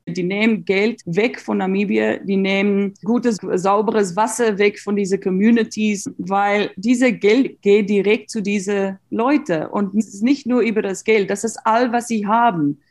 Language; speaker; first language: German; non-native, learner; Afrikaans